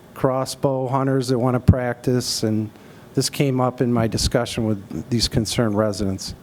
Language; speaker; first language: English; native; English